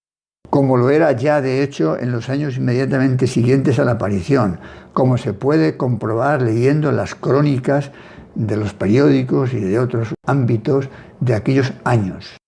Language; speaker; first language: Spanish; native; Spanish